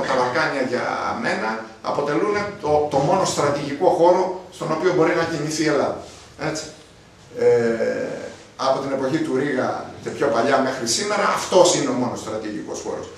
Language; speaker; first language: Greek; native; Greek